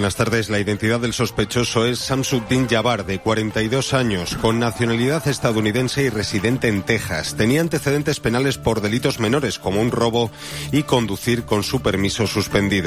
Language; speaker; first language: Spanish; native; Spanish